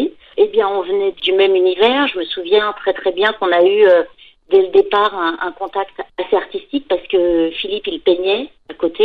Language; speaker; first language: French; native; French